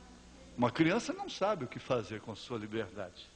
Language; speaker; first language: Portuguese; native; Portuguese